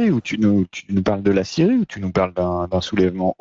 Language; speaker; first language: French; native; French